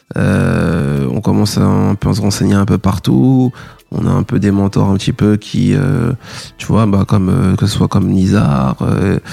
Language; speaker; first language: French; native; French